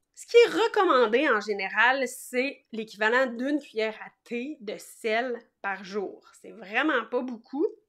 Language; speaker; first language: French; native; French